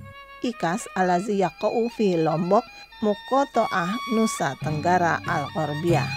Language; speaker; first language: Arabic; non-native, fluent; Indonesian